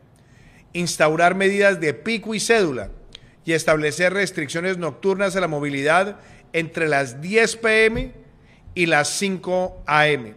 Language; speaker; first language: Spanish; native; Spanish